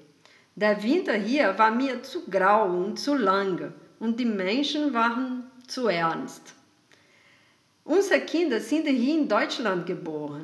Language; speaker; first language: German; non-native, fluent; Portuguese